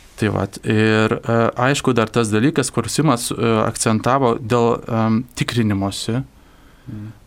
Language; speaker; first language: Lithuanian; native; Lithuanian